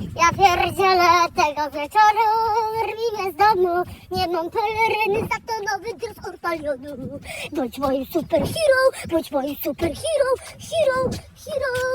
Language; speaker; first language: Polish; native; Polish